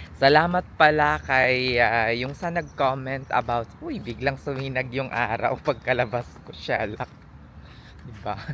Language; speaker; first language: Filipino; native; Filipino